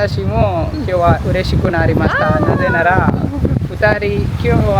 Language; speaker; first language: Japanese; non-native, learner; Telugu